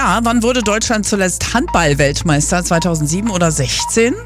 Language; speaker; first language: German; native; German